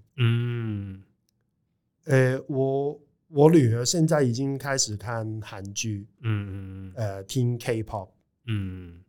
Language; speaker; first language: Chinese; non-native, local second language; Cantonese